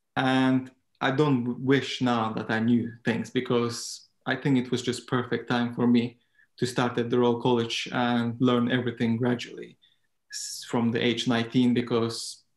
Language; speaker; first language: English; non-native, fluent; Turkish